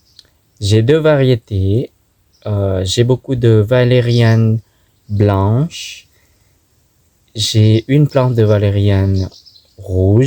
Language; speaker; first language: French; non-native, fluent; Thai